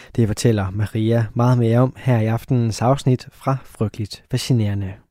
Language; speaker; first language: Danish; native; Danish